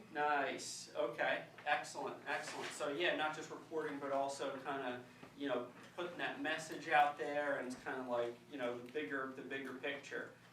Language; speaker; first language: English; native; English